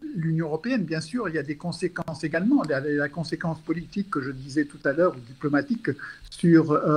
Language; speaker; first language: French; non-native, fluent; English